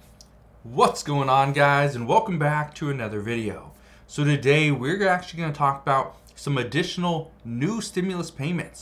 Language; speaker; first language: English; native; English